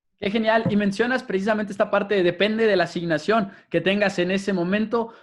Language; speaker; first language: Spanish; native; Spanish